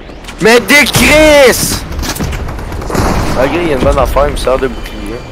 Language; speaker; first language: French; native; French